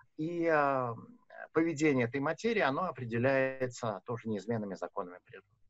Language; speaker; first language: Russian; native; Russian